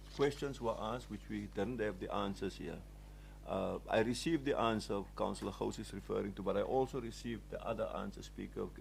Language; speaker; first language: English; non-native, local second language; Afrikaans